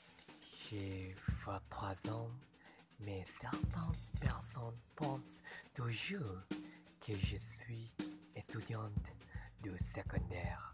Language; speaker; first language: French; non-native, learner; Malay